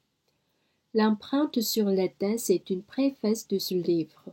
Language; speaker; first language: French; non-native, learner; Korean